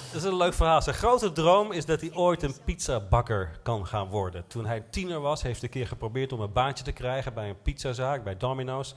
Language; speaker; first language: Dutch; native; Dutch